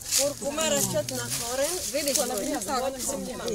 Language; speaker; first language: Russian; non-native, learner; Swahili